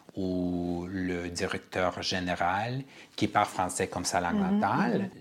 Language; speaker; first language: French; non-native, fluent; Armenian